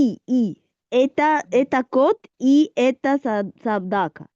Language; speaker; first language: Russian; non-native, learner; Arabic